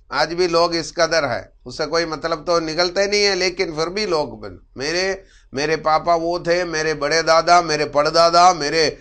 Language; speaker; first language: Hindi; non-native, local second language; Malayalam